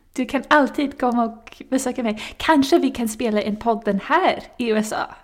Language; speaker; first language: Swedish; non-native, learner; English